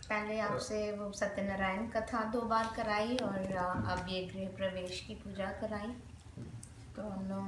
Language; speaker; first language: Hindi; native; Hindi